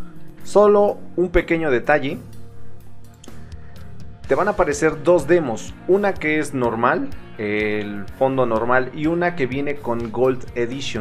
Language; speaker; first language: Spanish; native; Spanish